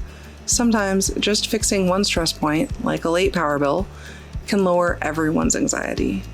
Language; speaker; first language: English; native; English